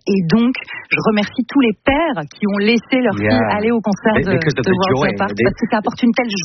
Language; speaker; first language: French; native; French